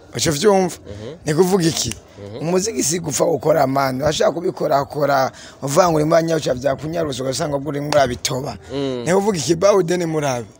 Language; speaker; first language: Rundi; native; Rundi